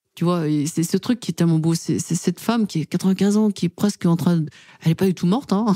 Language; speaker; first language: French; native; French